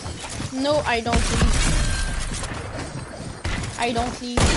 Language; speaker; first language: English; non-native, learner; French